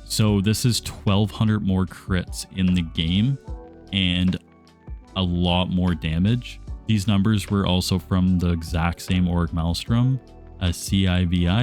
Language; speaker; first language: English; native; English